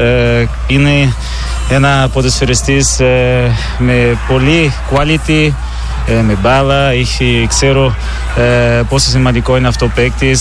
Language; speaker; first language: Greek; non-native, learner; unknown